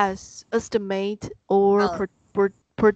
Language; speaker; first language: English; non-native, learner; Chinese